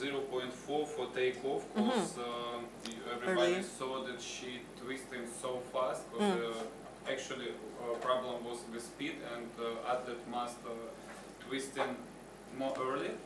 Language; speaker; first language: English; non-native, learner; Russian